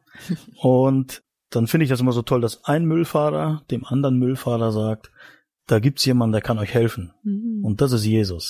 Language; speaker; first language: German; native; German